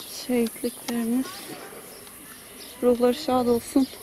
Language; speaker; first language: Turkish; native; Turkish